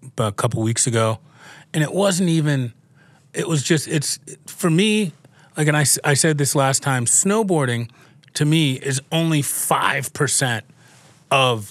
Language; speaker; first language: English; native; English